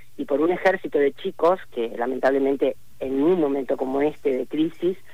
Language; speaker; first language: Spanish; native; Spanish